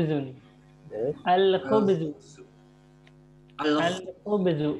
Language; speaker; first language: Arabic; non-native, learner; Indonesian